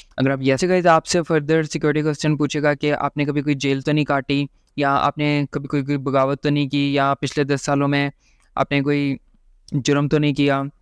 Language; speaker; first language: Urdu; native; Urdu